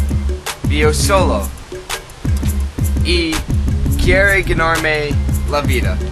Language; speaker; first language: Spanish; non-native, learner; English